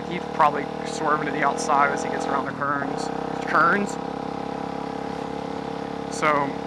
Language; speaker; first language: English; native; English